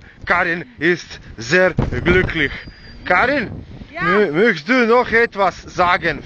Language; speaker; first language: German; non-native, learner; Croatian